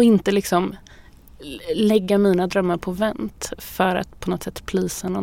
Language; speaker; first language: Swedish; native; Swedish